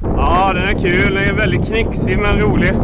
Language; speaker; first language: Swedish; native; Swedish